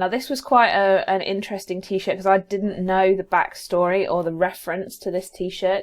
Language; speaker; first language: English; native; English